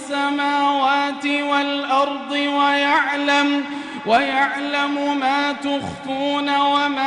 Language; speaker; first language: Arabic; native; Arabic